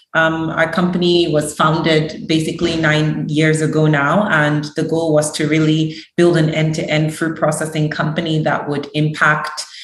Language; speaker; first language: English; early bilingual, other home language; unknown